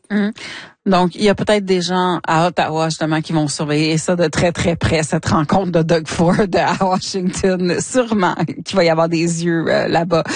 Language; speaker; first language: French; native; French